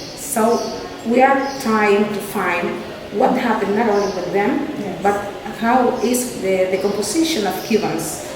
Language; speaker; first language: English; non-native, fluent; Spanish